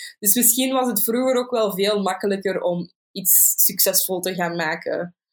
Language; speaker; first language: Dutch; native; Dutch